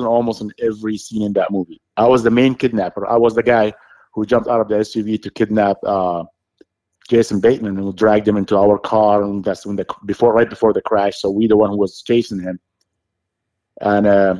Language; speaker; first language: English; non-native, fluent; Arabic